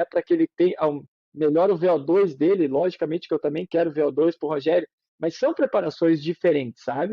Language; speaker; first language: Portuguese; native; Portuguese